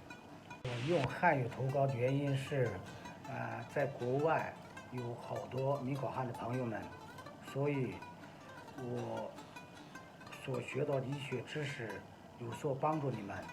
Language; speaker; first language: Chinese; non-native, local second language; Uyghur